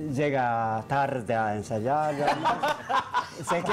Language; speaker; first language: Spanish; non-native, fluent; Japanese